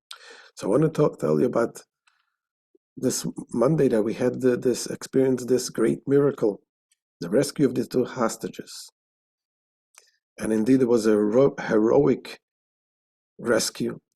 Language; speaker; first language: English; non-native, fluent; Hebrew